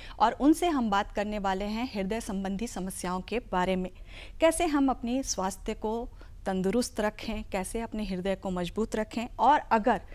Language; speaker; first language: Hindi; native; Hindi